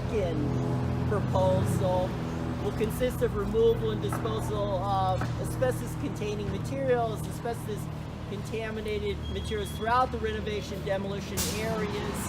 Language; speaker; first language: English; native; English